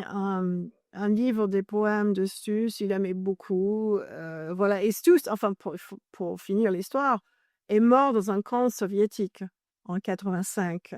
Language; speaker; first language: French; non-native, fluent; English